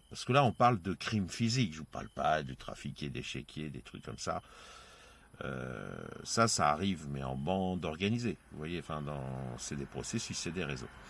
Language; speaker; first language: French; native; French